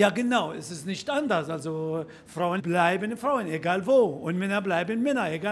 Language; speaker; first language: German; non-native, fluent; Arabic